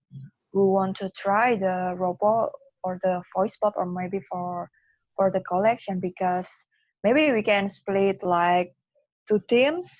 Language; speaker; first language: English; non-native, fluent; Indonesian